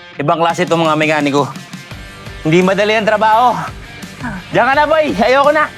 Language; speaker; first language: Filipino; native; Filipino